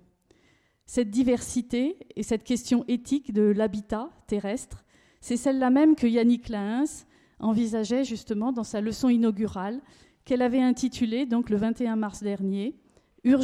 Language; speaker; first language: French; native; French